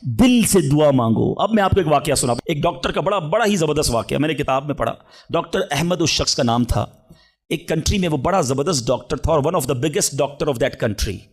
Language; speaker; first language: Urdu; native; Urdu